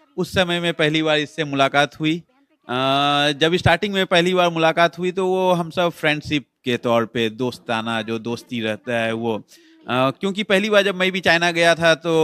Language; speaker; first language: Hindi; native; Hindi